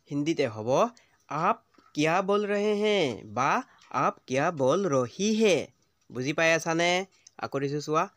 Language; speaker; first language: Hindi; non-native, local second language; Assamese